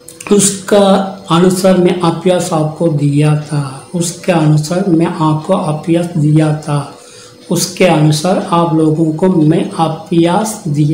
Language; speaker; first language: Hindi; non-native, local second language; Tamil